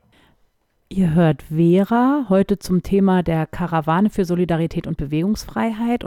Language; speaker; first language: German; native; German